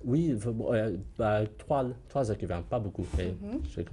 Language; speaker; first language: French; non-native, learner; English